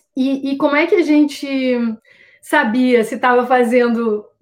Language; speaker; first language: Portuguese; native; Portuguese